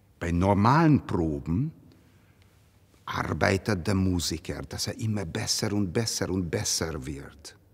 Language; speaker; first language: German; non-native, fluent; Hungarian